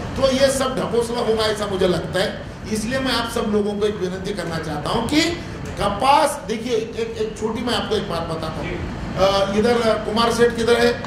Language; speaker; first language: Hindi; non-native, local second language; Marathi